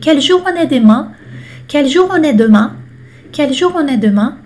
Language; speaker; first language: French; non-native, fluent; Portuguese